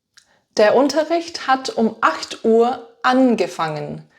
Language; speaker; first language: German; non-native, fluent; English